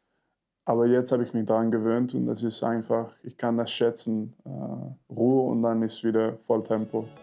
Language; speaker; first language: German; non-native, fluent; French